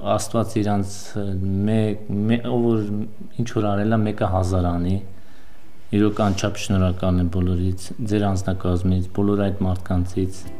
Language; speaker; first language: Armenian; non-native, local second language; Kurdish